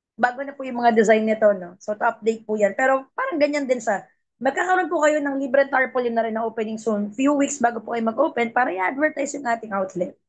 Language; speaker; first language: Filipino; non-native, local second language; Cebuano